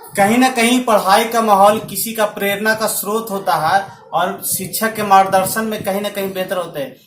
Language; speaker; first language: Hindi; native; Hindi